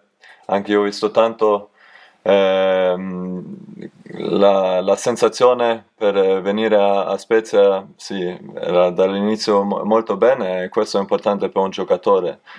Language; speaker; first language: Italian; non-native, learner; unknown